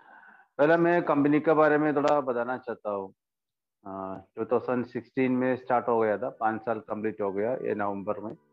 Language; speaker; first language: Hindi; non-native, local second language; Malayalam